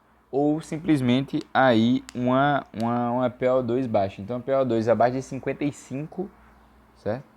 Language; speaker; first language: Portuguese; native; Portuguese